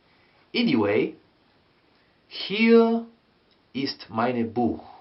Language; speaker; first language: German; non-native, learner; English